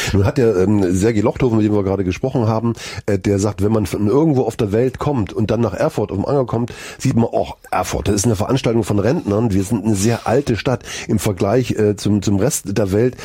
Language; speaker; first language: German; native; German